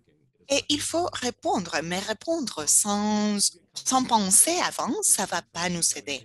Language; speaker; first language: French; non-native, fluent; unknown